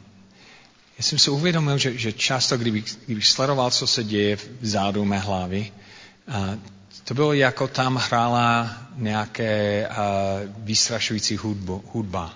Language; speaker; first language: Czech; non-native, fluent; English